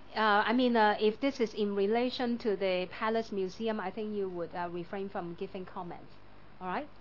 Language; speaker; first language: English; non-native, local second language; Cantonese